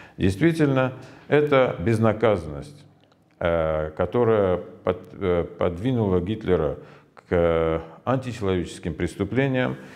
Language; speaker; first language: Russian; non-native, local second language; Armenian